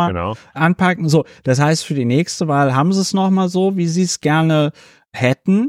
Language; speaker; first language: German; native; German